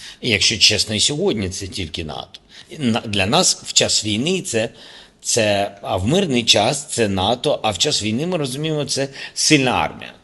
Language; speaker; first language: Ukrainian; non-native, local second language; Russian